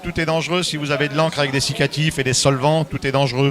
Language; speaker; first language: French; native; French